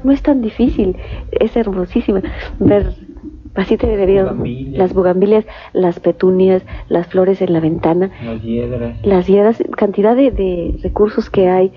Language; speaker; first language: Spanish; native; Spanish